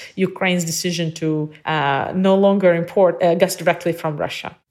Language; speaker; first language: English; early bilingual, other home language; Ukrainian